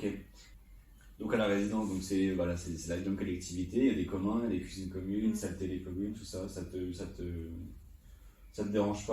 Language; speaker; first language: French; native; French